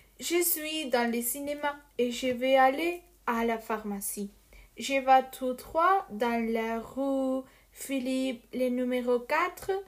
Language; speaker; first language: French; non-native, learner; Spanish